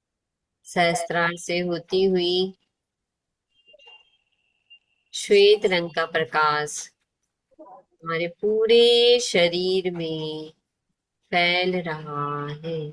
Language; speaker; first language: Hindi; native; Hindi